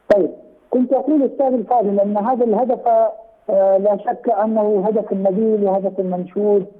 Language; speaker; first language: Arabic; non-native, fluent; Urdu